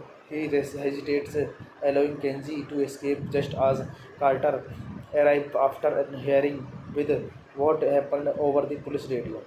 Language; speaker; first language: English; non-native, learner; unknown